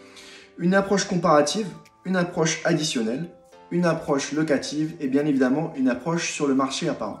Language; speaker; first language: French; native; French